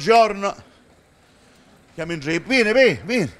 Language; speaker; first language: Italian; native; Italian